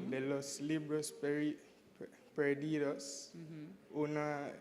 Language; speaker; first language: Spanish; non-native, learner; English